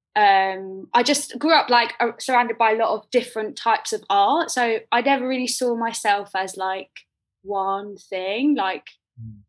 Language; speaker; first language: English; native; English